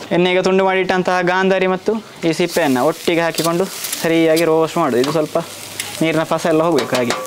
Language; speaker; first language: Kannada; non-native, local second language; Tulu